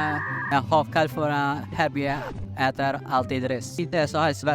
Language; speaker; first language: Swedish; non-native, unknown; Filipino